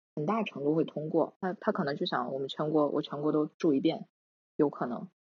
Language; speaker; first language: Chinese; non-native, local second language; Korean